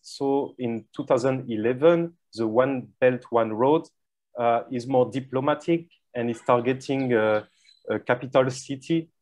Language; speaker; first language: English; non-native, fluent; French